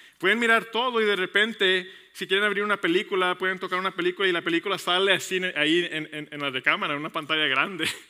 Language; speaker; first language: Spanish; early bilingual, heritage; Spanish